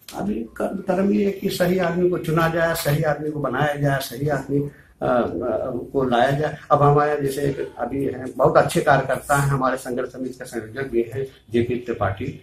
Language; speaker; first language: Hindi; native; Hindi